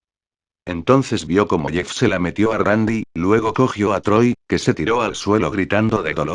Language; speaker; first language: Spanish; native; Spanish